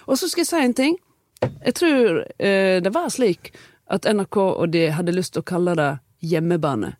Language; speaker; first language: Norwegian; native; Norwegian